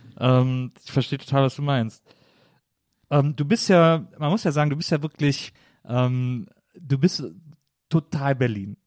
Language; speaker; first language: German; native; German